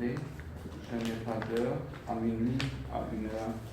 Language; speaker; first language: French; non-native, learner; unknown